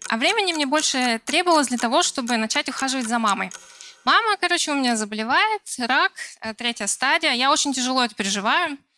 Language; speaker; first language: Russian; native; Russian